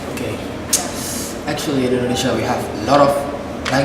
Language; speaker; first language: English; non-native, fluent; Indonesian